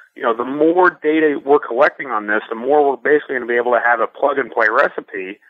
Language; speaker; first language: English; native; English